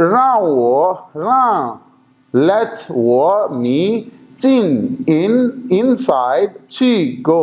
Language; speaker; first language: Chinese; non-native, fluent; Urdu